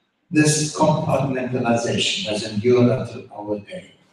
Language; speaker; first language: English; non-native, fluent; German